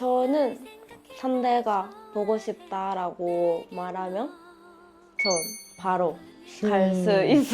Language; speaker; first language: Korean; non-native, learner; Japanese